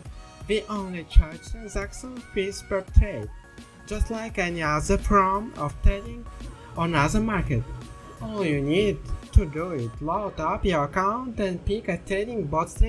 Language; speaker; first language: English; non-native, learner; Russian